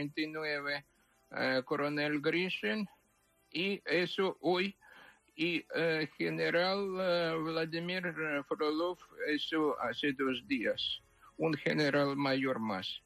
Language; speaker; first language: Spanish; non-native, fluent; Ukrainian